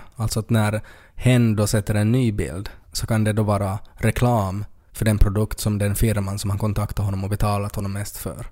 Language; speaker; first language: Swedish; native; Swedish